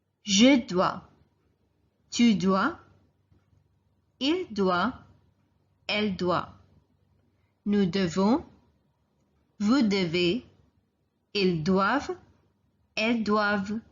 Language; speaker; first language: French; non-native, fluent; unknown